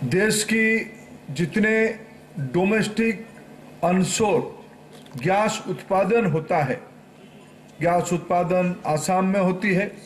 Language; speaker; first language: Hindi; non-native, local second language; Odia